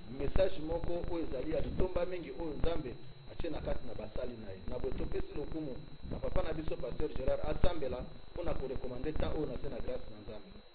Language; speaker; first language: Lingala; native; Lingala